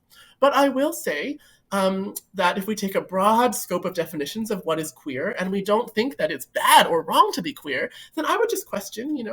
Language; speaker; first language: English; native; English